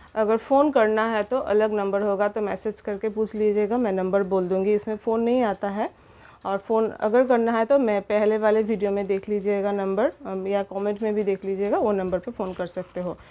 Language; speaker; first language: Hindi; non-native, local second language; Bangla